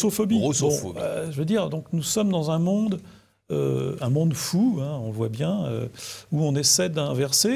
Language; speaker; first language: French; native; French